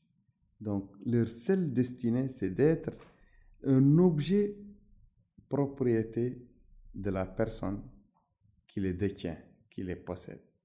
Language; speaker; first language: French; non-native, local second language; Arabic